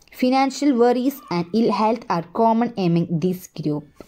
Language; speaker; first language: English; non-native, local second language; Malayalam